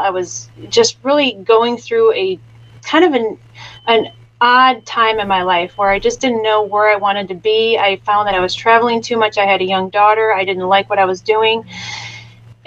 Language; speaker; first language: English; native; English